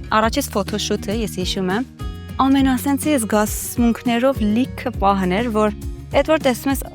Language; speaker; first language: Armenian; early bilingual, heritage; Armenian